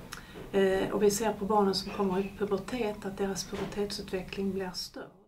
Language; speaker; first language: Swedish; native; Swedish